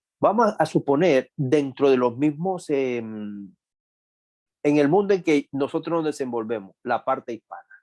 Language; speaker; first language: Spanish; native; Spanish